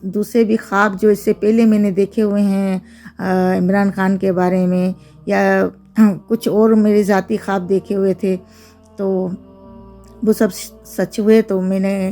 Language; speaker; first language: Urdu; native; Urdu